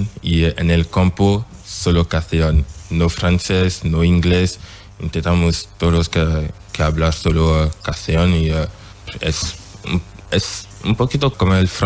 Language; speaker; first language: Spanish; non-native, learner; French